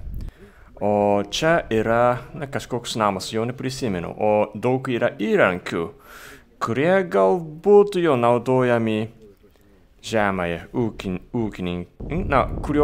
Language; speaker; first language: Lithuanian; non-native, fluent; Japanese